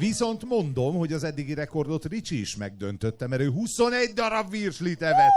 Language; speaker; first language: Hungarian; native; Hungarian